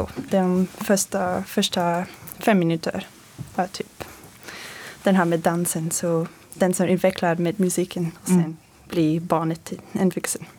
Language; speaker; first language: Swedish; non-native, fluent; French